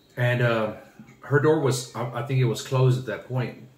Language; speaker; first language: English; native; English